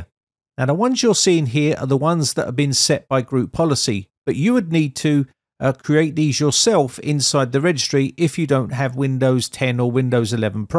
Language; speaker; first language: English; native; English